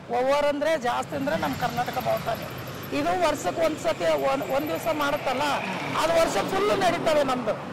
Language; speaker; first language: Kannada; non-native, local second language; Marathi